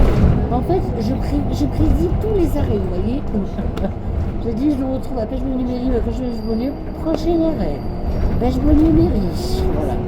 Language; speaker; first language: French; native; French